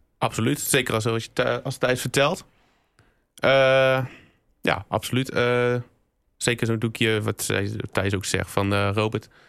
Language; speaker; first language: Dutch; native; Dutch